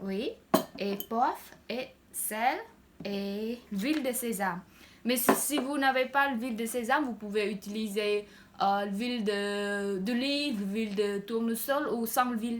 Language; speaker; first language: French; non-native, learner; Khmer